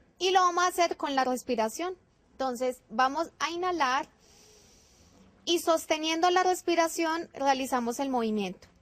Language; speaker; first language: Spanish; native; Spanish